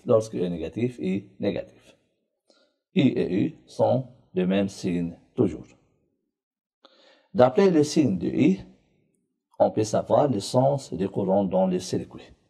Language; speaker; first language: French; non-native, local second language; Arabic